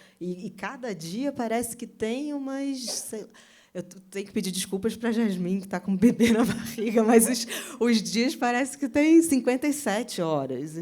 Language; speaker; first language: Portuguese; native; Portuguese